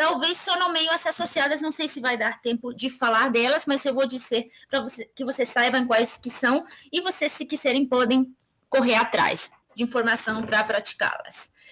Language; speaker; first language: Portuguese; non-native, fluent; Spanish